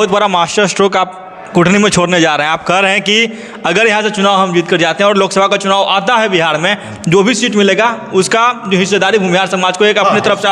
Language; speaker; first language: Hindi; native; Hindi